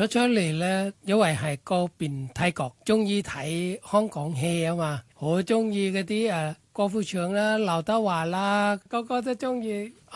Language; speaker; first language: Cantonese; non-native, fluent; Thai